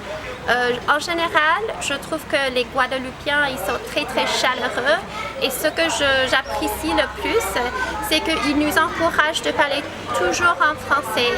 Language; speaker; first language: French; non-native, fluent; English